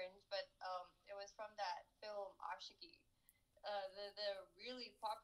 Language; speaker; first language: English; non-native, local second language; Urdu